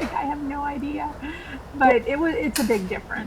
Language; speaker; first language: English; native; English